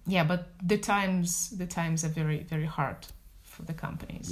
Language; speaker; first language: English; non-native, fluent; Russian